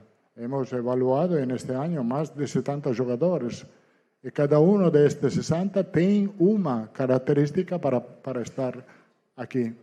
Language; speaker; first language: Portuguese; non-native, learner; Italian